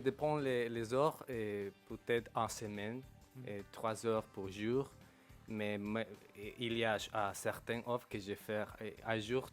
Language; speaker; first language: French; non-native, local second language; Spanish